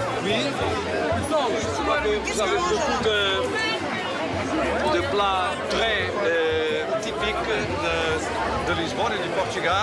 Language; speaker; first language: French; non-native, fluent; Portuguese